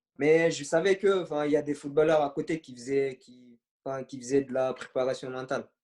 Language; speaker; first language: French; non-native, local second language; Bambara